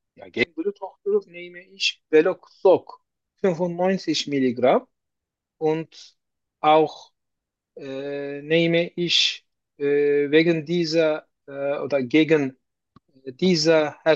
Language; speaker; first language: German; non-native, learner; Turkish